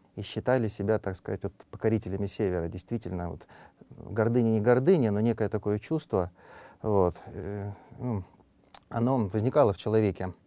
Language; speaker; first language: Russian; native; Russian